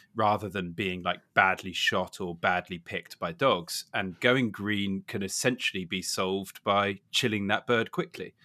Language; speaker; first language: English; native; English